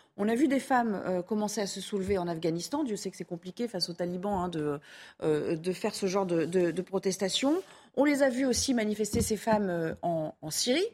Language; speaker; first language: French; native; French